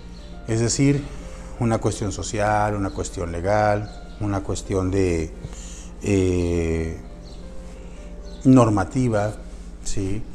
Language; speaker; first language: Spanish; native; Spanish